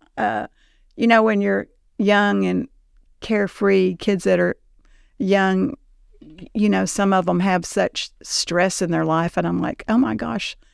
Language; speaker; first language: English; native; English